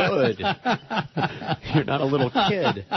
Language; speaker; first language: English; native; English